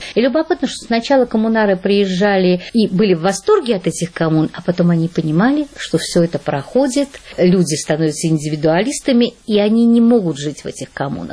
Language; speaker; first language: Russian; native; Russian